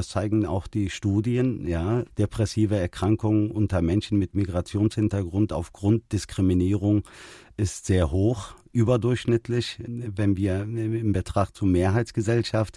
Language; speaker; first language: German; early bilingual, other home language; Turkish